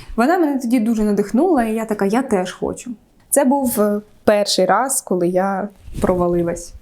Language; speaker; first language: Ukrainian; non-native, local second language; Russian